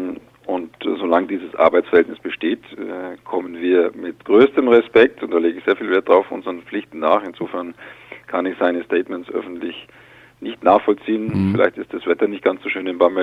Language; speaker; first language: German; native; German